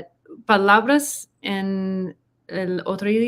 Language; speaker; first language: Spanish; non-native, learner; English